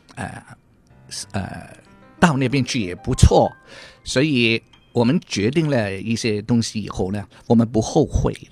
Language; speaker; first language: Chinese; non-native, local second language; Cantonese